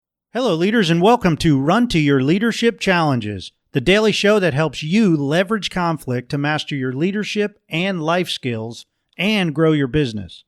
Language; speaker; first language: English; native; English